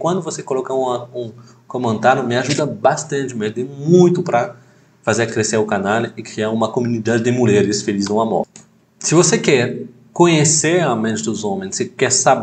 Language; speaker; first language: Portuguese; non-native, fluent; French